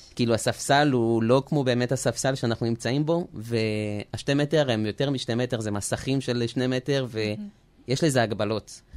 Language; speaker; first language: Hebrew; early bilingual, other home language; French